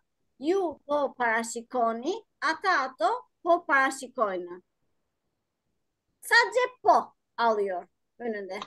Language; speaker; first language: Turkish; non-native, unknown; Albanian